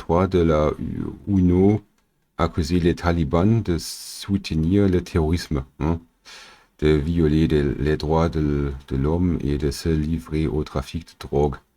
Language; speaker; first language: French; non-native, learner; German